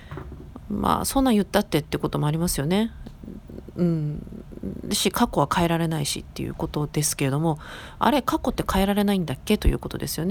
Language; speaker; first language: Japanese; native; Japanese